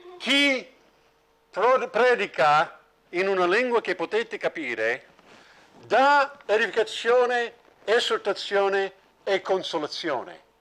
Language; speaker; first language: Italian; non-native, fluent; English